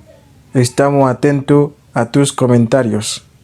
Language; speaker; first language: Spanish; non-native, learner; Haitian Creole